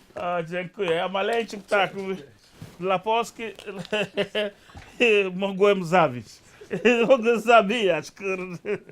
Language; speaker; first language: Polish; non-native, fluent; Igbo